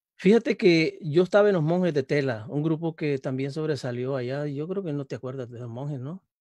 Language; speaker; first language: Spanish; native; Spanish